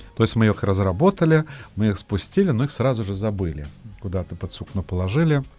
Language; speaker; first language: Russian; non-native, local second language; Tatar